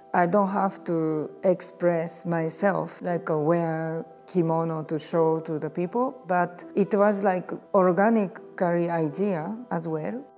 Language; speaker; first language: English; non-native, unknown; Japanese